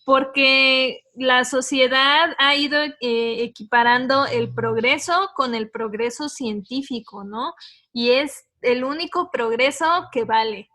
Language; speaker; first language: Spanish; native; Spanish